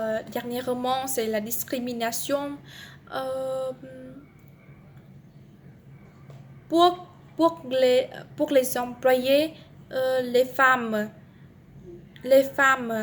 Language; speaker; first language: French; non-native, learner; Vietnamese